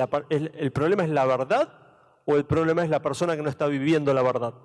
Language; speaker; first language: Spanish; native; Spanish